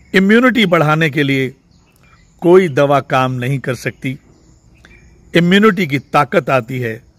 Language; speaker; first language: Hindi; non-native, local second language; Sindhi